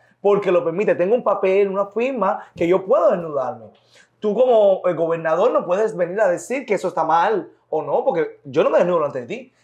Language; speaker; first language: Spanish; native; Spanish